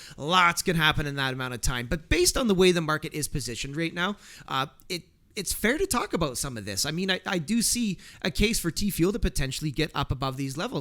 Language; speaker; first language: English; native; English